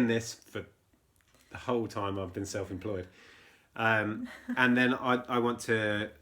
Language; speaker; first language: English; native; English